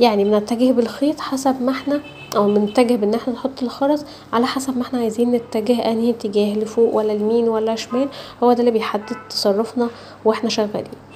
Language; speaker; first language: Arabic; native; Arabic